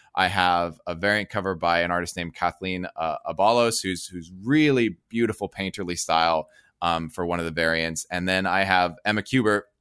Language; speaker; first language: English; native; English